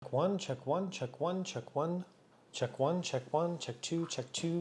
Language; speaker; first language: English; native; English